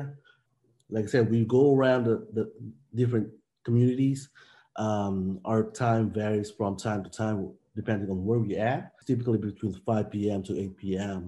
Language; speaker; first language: English; non-native, local second language; Filipino